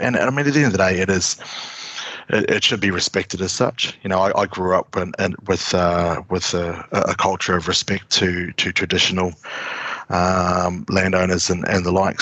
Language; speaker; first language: English; native; English